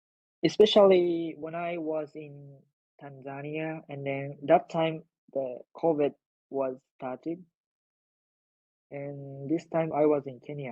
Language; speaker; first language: English; non-native, learner; Japanese